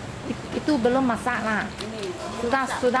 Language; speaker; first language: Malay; non-native, local second language; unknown